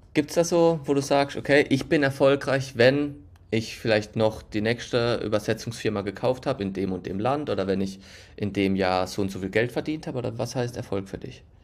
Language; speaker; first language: German; native; German